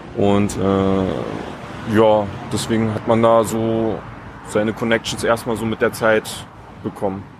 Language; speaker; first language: German; native; German